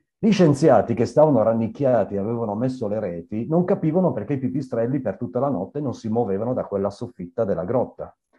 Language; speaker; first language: Italian; native; Italian